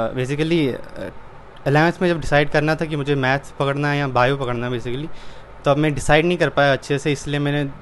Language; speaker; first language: Hindi; native; Hindi